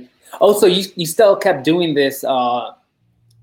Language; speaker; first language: English; early bilingual, other home language; Spanish